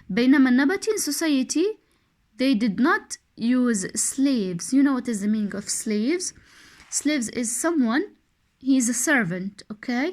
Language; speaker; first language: English; non-native, fluent; Arabic